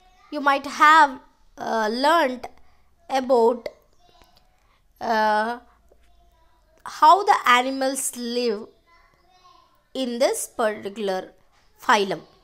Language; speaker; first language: English; non-native, local second language; Telugu